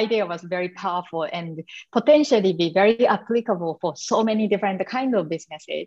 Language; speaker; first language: English; non-native, fluent; Japanese